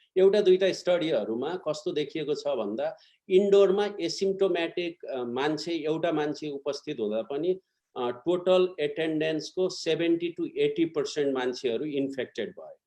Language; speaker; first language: Nepali; native; Nepali